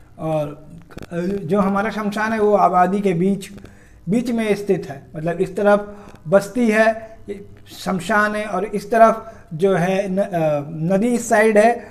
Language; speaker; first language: Hindi; non-native, local second language; Bangla